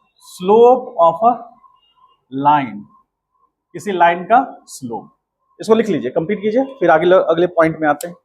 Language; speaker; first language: Hindi; native; Hindi